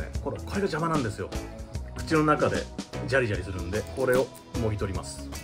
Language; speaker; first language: Japanese; native; Japanese